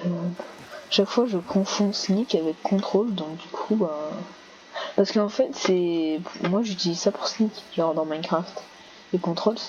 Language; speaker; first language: French; native; French